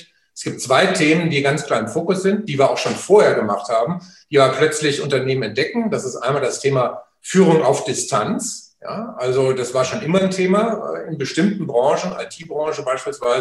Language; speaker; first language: German; native; German